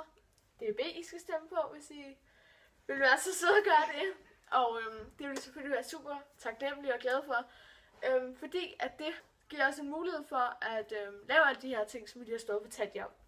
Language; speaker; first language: Danish; native; Danish